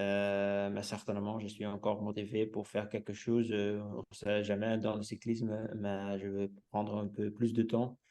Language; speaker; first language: French; non-native, local second language; Dutch